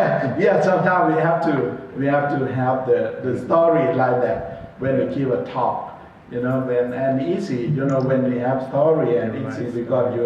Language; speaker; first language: English; non-native, learner; Thai